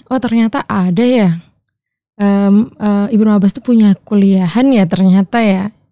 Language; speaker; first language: Indonesian; native; Indonesian